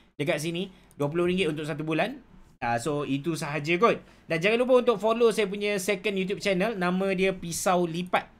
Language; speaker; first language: Malay; native; Malay